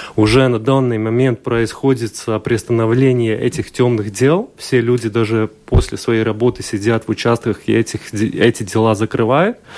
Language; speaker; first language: Russian; non-native, local second language; Latvian